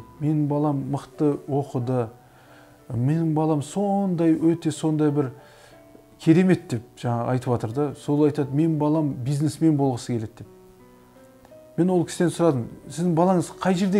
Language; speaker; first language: Kazakh; native; Kazakh